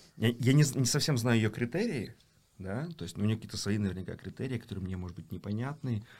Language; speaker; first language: Russian; native; Russian